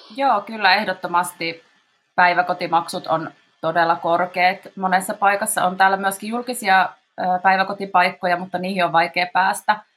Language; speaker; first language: Finnish; native; Finnish